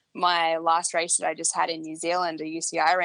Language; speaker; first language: English; native; English